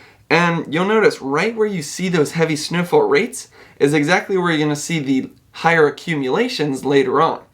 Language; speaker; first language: English; native; English